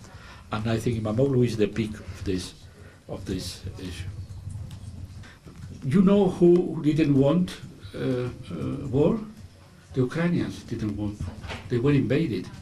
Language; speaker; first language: English; non-native, fluent; Spanish